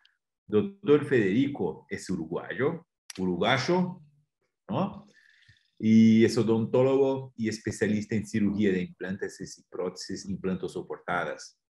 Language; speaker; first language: Spanish; non-native, fluent; Portuguese